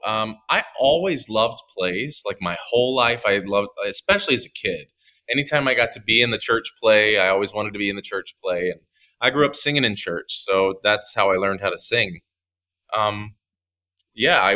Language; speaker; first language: English; native; English